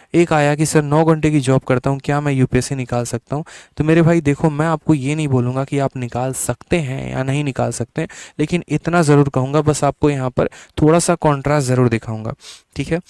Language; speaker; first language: Hindi; native; Hindi